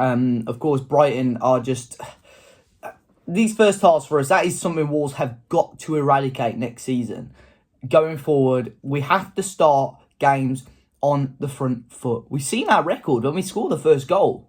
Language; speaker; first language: English; native; English